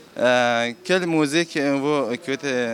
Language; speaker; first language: French; non-native, learner; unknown